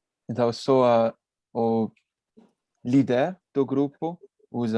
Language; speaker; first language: Portuguese; non-native, learner; English